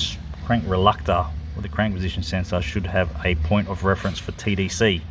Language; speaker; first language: English; native; English